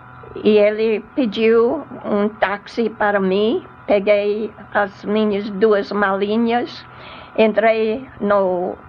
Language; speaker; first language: Portuguese; non-native, fluent; English